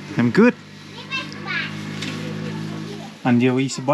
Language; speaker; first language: Thai; non-native, learner; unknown